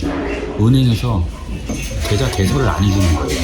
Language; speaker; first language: Korean; native; Korean